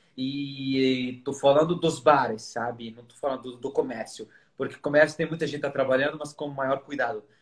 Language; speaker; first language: Portuguese; non-native, fluent; Arabic